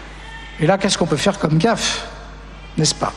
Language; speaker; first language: French; native; French